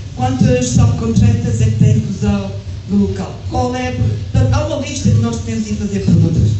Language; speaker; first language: Portuguese; early bilingual, heritage; English